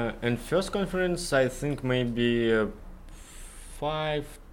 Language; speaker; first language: English; non-native, learner; Russian